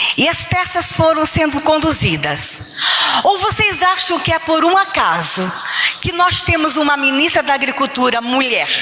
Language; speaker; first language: Portuguese; native; Portuguese